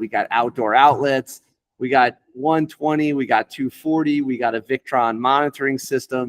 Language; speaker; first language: English; native; English